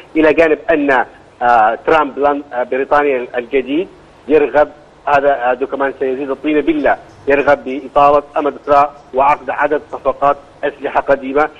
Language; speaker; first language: Arabic; native; Arabic